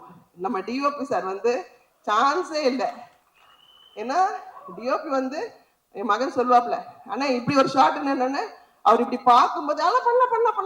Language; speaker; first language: Tamil; native; Tamil